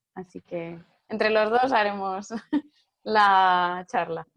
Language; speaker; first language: Spanish; native; Spanish